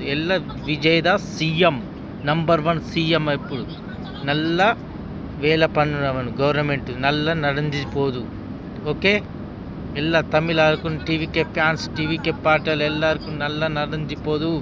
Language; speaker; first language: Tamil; non-native, learner; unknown